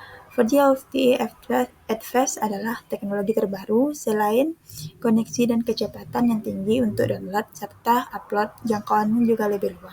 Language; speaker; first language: Indonesian; native; Indonesian